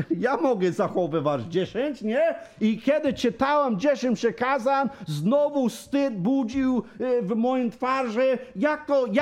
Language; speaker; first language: Polish; non-native, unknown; English